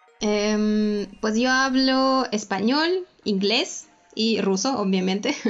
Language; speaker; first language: Spanish; non-native, fluent; Russian